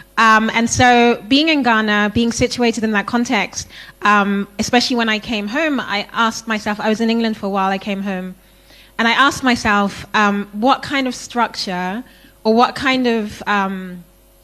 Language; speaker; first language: English; non-native, local second language; Akan